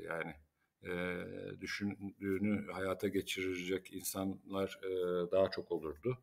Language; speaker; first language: Turkish; native; Turkish